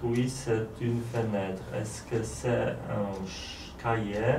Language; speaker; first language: French; non-native, learner; Polish